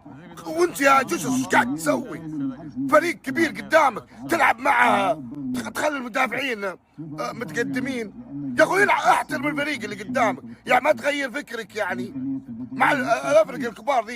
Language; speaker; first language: Arabic; native; Arabic